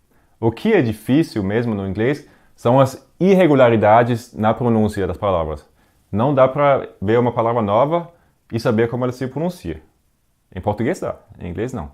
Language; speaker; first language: Portuguese; non-native, fluent; Danish